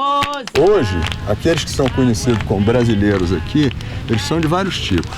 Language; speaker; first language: Portuguese; native; Portuguese